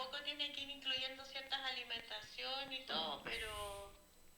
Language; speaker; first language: Spanish; native; Spanish